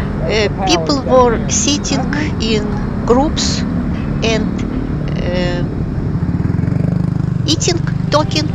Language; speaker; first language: English; non-native, fluent; Russian